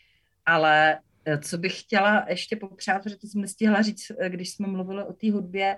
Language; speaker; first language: Czech; native; Czech